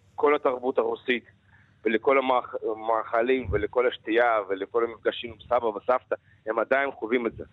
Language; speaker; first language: Hebrew; non-native, fluent; Russian